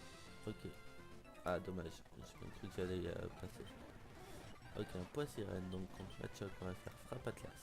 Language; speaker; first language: French; native; French